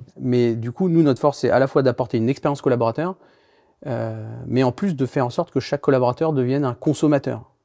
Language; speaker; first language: French; native; French